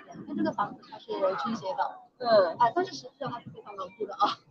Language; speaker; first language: Chinese; native; Chinese